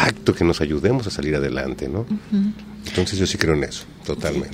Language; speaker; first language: Spanish; native; Spanish